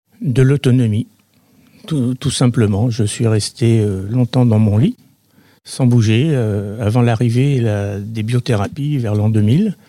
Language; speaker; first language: French; native; French